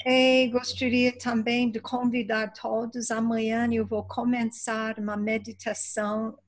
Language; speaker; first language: Portuguese; non-native, fluent; Spanish